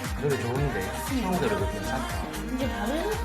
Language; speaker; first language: Korean; native; Korean